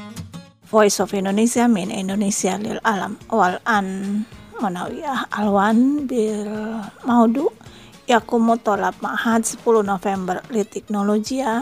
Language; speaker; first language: Arabic; non-native, learner; Indonesian